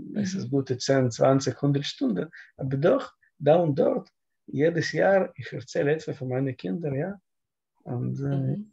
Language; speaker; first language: German; non-native, learner; Russian